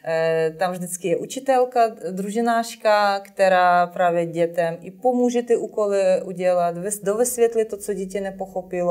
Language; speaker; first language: Czech; non-native, fluent; Ukrainian